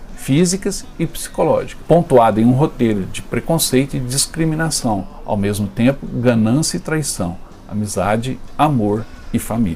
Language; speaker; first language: Portuguese; native; Portuguese